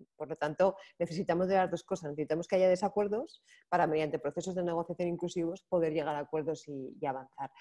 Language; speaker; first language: Spanish; native; Spanish